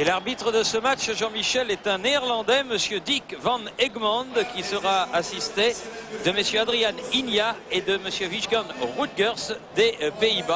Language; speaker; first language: French; native; French